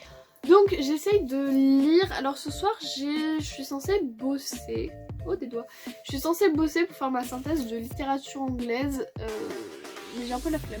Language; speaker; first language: French; native; French